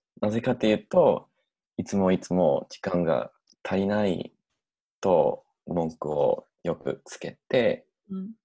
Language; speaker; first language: Japanese; non-native, learner; English